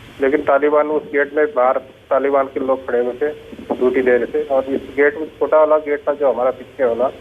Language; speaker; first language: Hindi; native; Hindi